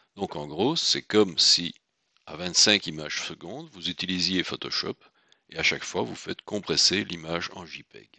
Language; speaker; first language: French; native; French